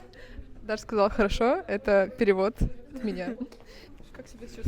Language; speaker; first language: Russian; native; Russian